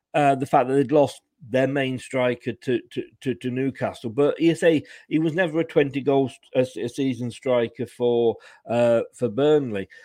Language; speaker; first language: English; native; English